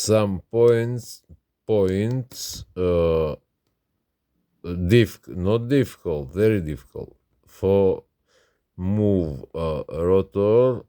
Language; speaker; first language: English; non-native, learner; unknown